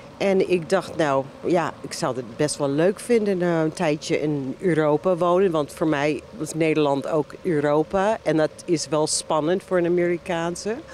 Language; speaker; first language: Dutch; non-native, fluent; English